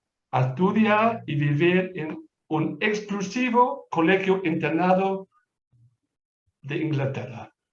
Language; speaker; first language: Spanish; non-native, fluent; English